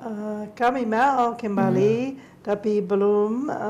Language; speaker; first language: Indonesian; non-native, learner; English